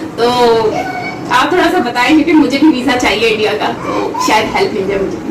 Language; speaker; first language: Urdu; native; Urdu